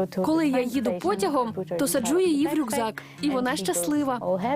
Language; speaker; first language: Ukrainian; non-native, fluent; Portuguese